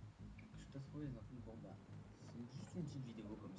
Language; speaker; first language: French; native; French